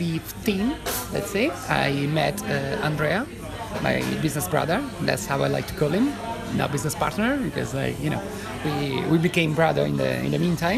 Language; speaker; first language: English; non-native, fluent; Italian